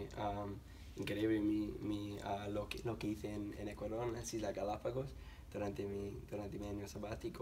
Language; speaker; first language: Spanish; non-native, learner; English